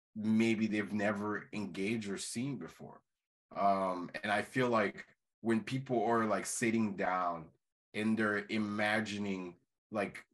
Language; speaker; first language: English; non-native, fluent; Haitian Creole